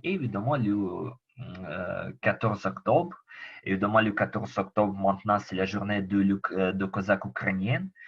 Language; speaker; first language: French; non-native, learner; Ukrainian